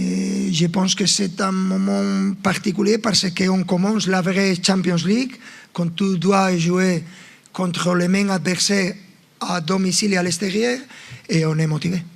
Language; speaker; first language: French; non-native, fluent; Spanish